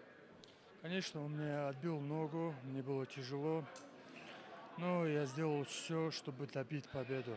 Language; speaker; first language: Russian; non-native, local second language; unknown